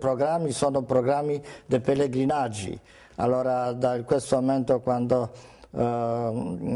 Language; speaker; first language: Italian; non-native, fluent; Polish